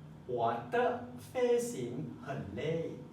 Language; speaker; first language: Chinese; non-native, learner; Lao